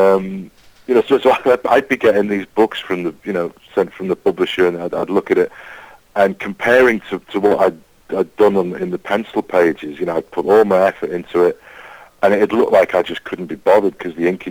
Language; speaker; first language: English; native; English